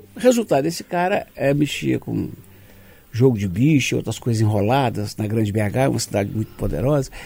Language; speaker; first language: Portuguese; native; Portuguese